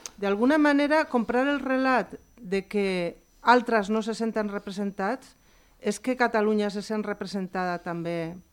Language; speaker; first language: Catalan; non-native, local second language; Spanish